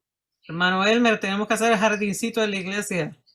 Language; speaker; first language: Spanish; native; Spanish